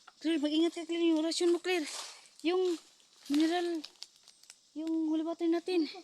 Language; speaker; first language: Filipino; non-native, local second language; Cebuano